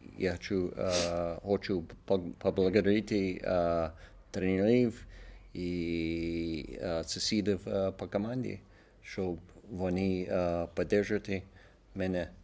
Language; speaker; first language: Ukrainian; non-native, local second language; Russian